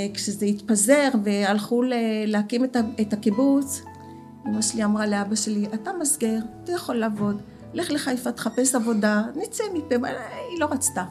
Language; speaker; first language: Hebrew; early bilingual, other home language; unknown